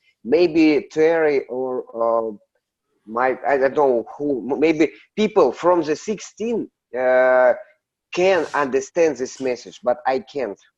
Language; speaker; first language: English; non-native, learner; Russian